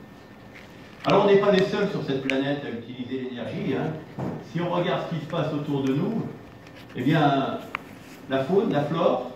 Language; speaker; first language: French; native; French